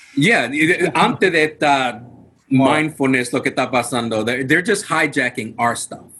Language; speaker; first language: Spanish; non-native, fluent; English